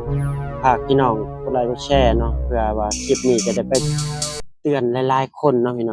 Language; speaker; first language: Thai; non-native, local second language; Northeastern Thai